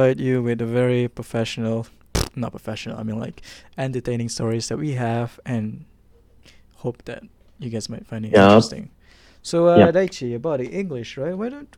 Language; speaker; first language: English; non-native, local second language; Malay